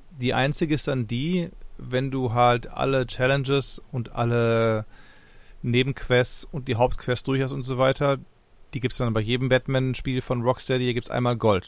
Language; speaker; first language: German; native; German